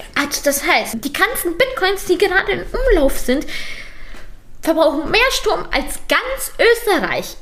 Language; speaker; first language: German; native; German